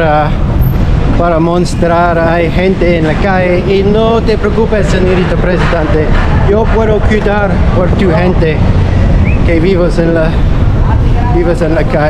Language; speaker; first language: Spanish; non-native, learner; English